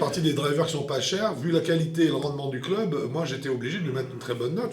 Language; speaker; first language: French; native; French